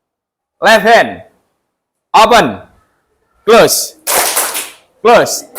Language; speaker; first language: English; non-native, fluent; Indonesian